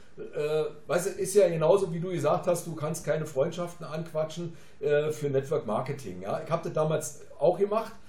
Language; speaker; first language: German; native; German